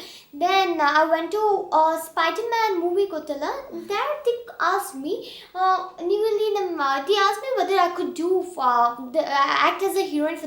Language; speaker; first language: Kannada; early bilingual, heritage; Kannada